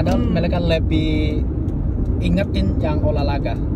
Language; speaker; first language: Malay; non-native, learner; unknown